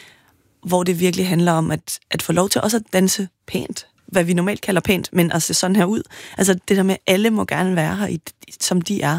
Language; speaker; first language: Danish; native; Danish